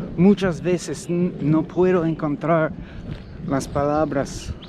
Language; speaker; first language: Spanish; non-native, learner; English